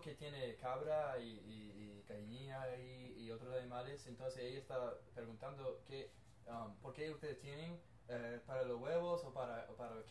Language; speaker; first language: Spanish; non-native, learner; English